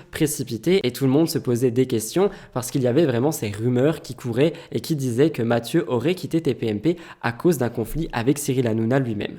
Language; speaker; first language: French; native; French